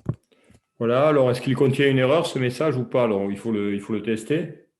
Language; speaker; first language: French; native; French